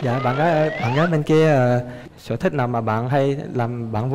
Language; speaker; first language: Vietnamese; early bilingual, heritage; Vietnamese